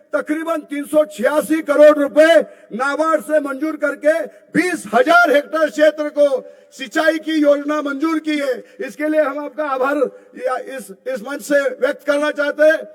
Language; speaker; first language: Hindi; non-native, local second language; Marathi